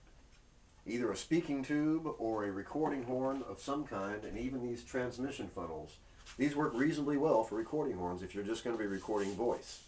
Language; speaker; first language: English; native; English